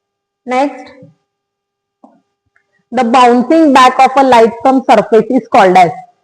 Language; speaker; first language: English; non-native, local second language; Marathi